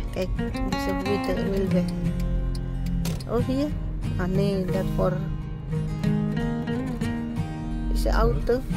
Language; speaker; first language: Dutch; non-native, learner; Indonesian